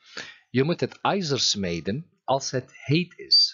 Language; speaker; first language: Dutch; non-native, fluent; Turkish